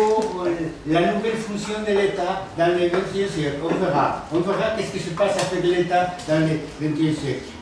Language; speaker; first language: French; non-native, fluent; Spanish